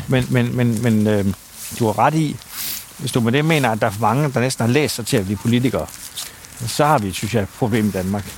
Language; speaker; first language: Danish; native; Danish